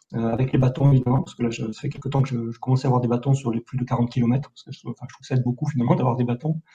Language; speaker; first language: French; native; French